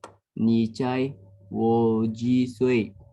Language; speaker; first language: Chinese; non-native, learner; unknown